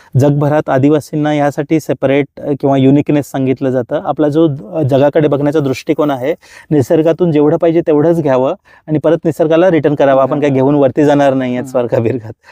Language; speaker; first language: Marathi; non-native, local second language; Kukna